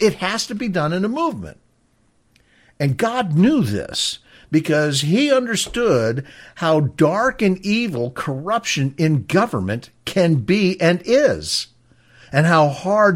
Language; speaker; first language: English; native; English